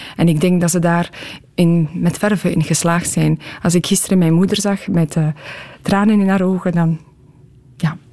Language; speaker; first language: Dutch; early bilingual, other home language; Polish